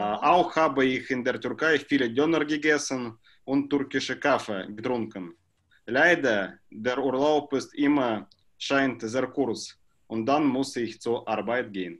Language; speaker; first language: German; non-native, learner; Russian